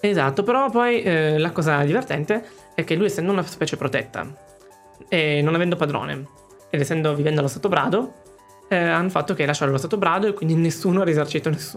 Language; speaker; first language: Italian; native; Italian